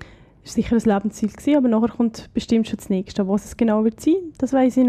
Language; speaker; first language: German; native; German